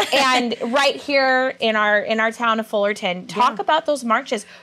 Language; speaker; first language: English; native; English